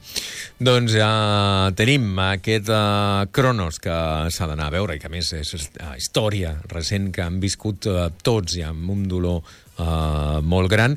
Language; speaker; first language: Catalan; native; Catalan